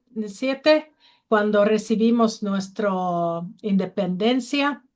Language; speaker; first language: Spanish; non-native, learner; Finnish